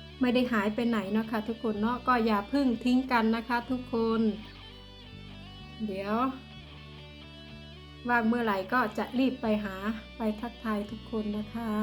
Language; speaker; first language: Thai; non-native, local second language; Northeastern Thai